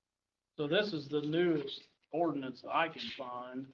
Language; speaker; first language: English; native; English